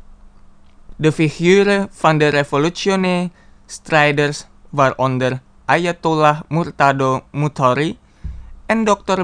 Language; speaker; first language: Dutch; non-native, fluent; Indonesian